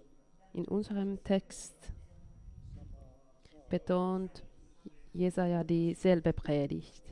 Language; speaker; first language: German; non-native, fluent; Finnish